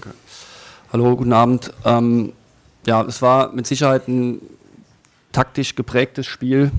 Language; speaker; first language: German; native; German